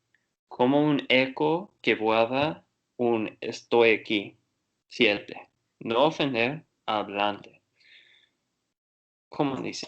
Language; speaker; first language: Spanish; non-native, learner; Portuguese